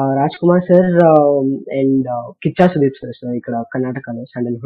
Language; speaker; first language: Telugu; non-native, learner; Kannada